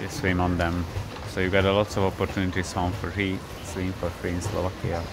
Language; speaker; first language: English; non-native, fluent; Slovak